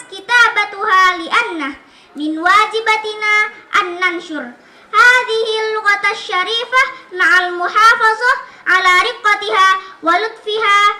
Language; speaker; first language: Arabic; non-native, fluent; Indonesian